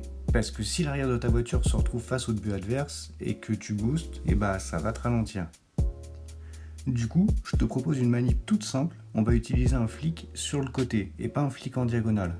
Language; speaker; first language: French; native; French